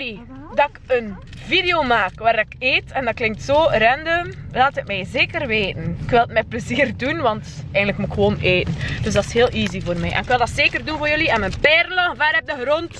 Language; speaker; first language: Dutch; native; Dutch